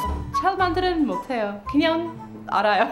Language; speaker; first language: Korean; non-native, learner; English